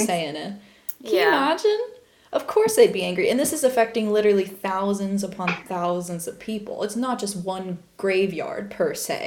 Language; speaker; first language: English; native; English